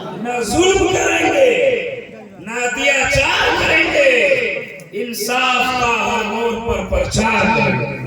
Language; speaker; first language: Hindi; non-native, local second language; Maithili